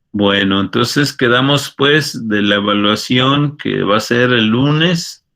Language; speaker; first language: Spanish; native; Spanish